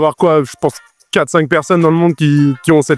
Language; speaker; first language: French; native; French